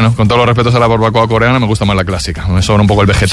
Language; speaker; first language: Spanish; native; Spanish